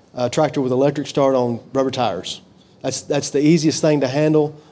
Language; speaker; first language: English; native; English